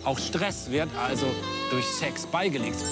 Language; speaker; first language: German; native; German